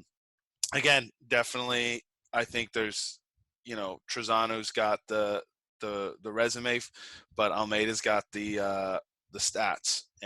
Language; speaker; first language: English; native; English